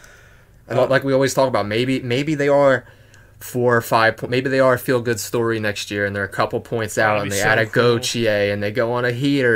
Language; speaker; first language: English; native; English